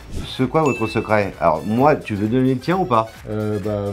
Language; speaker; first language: French; native; French